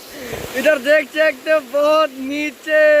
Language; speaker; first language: Hindi; non-native, local second language; Bangla